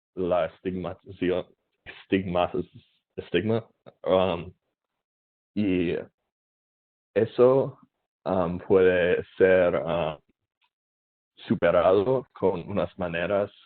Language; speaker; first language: Spanish; non-native, learner; English